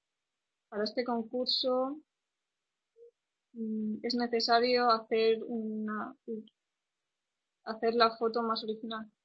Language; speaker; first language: Spanish; non-native, fluent; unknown